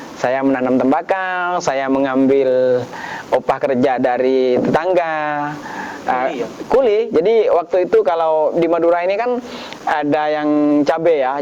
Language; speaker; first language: Indonesian; non-native, local second language; Madurese